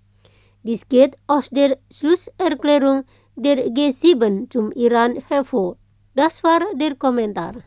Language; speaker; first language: German; non-native, fluent; Indonesian